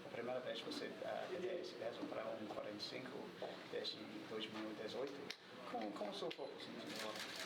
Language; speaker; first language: Portuguese; non-native, learner; English